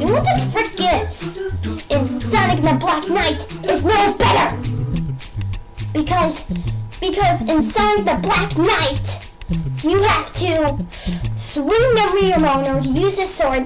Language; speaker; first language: English; native; English